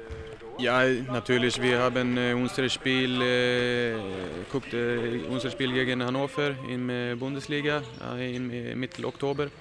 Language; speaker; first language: German; non-native, learner; Swedish